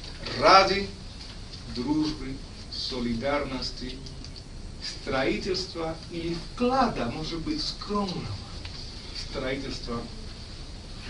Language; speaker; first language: Russian; non-native, fluent; Spanish